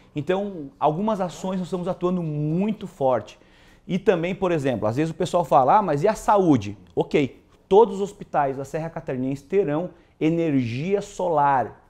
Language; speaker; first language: Portuguese; native; Portuguese